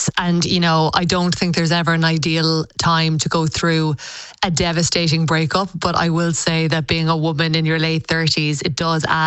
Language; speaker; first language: English; native; English